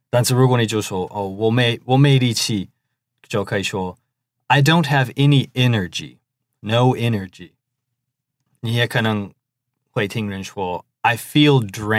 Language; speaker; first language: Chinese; non-native, fluent; English